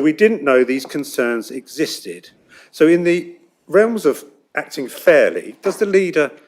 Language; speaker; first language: English; native; English